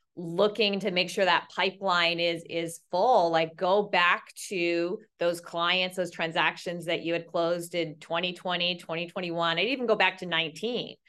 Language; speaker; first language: English; native; English